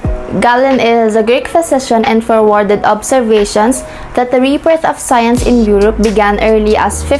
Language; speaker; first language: English; non-native, local second language; Filipino